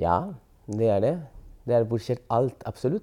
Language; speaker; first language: Norwegian; non-native, fluent; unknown